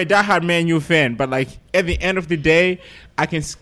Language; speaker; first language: English; non-native, local second language; Shona